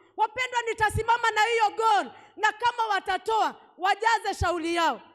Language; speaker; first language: Swahili; non-native, local second language; Kikuyu